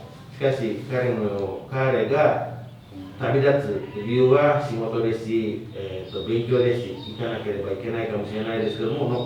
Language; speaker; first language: Japanese; non-native, fluent; Indonesian